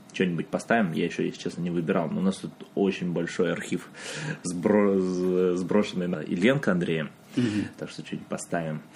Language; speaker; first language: Russian; native; Russian